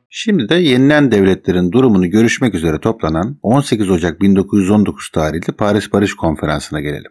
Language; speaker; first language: Turkish; native; Turkish